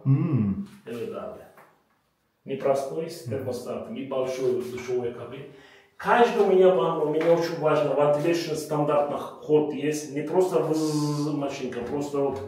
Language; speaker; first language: Russian; non-native, learner; Turkish